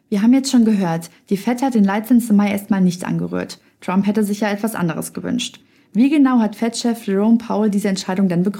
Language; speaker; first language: German; native; German